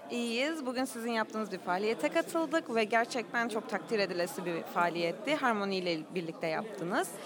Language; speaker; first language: Turkish; native; Turkish